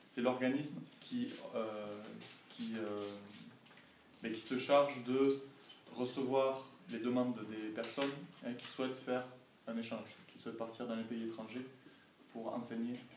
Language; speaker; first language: French; native; French